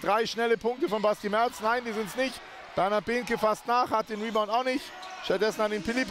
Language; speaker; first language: German; native; German